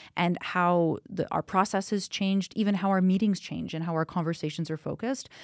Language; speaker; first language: English; native; English